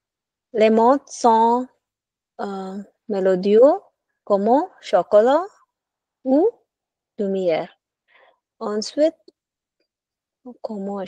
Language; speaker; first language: French; non-native, learner; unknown